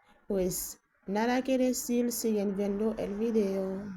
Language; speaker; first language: Spanish; non-native, fluent; Haitian Creole